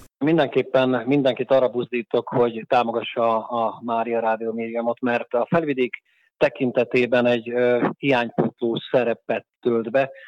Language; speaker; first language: Hungarian; native; Hungarian